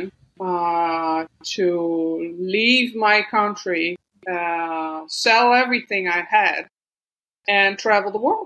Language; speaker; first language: English; non-native, fluent; Dutch